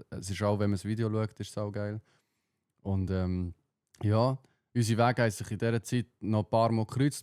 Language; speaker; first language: German; native; German